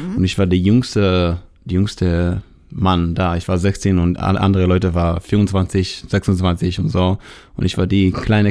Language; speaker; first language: German; non-native, learner; Hebrew